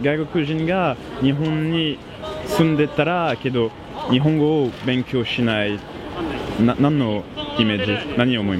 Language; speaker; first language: Japanese; non-native, learner; French